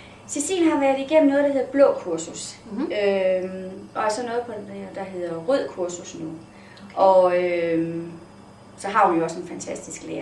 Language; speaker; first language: Danish; native; Danish